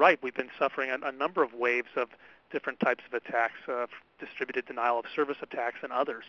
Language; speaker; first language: English; native; English